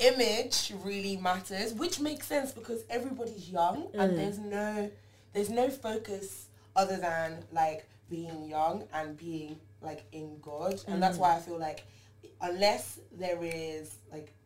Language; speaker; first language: English; non-native, local second language; Yoruba